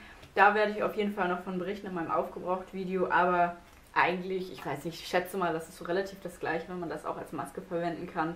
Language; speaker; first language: German; native; German